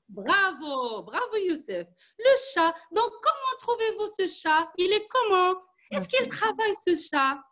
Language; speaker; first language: French; non-native, local second language; Arabic